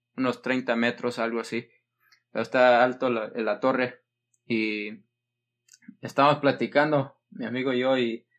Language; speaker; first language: Spanish; early bilingual, heritage; Spanish